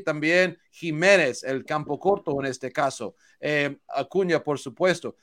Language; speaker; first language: Spanish; non-native, learner; English